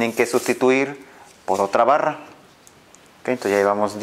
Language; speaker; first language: Spanish; native; Spanish